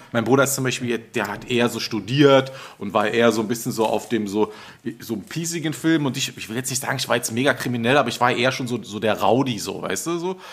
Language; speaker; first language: German; native; German